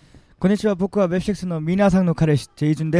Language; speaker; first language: Japanese; non-native, learner; Korean